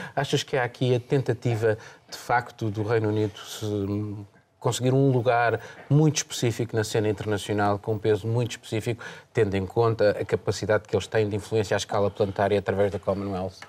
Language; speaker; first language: Portuguese; native; Portuguese